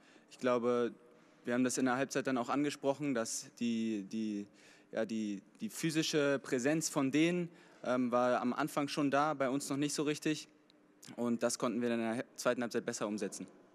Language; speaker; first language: German; native; German